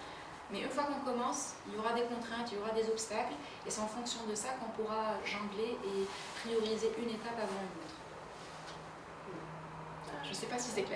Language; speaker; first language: French; native; French